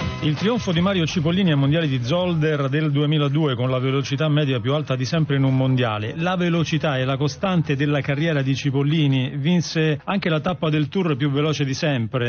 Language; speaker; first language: Italian; native; Italian